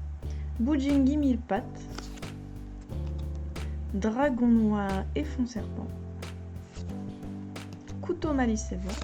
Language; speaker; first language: French; native; French